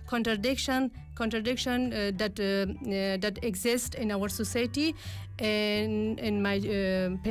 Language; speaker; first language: English; non-native, learner; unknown